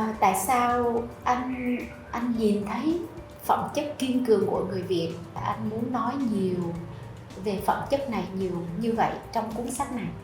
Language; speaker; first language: Vietnamese; native; Vietnamese